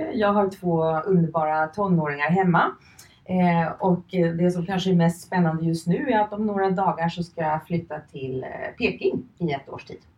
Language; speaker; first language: Swedish; early bilingual, other home language; Finnish